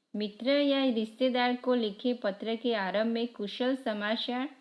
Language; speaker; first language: Hindi; non-native, local second language; Gujarati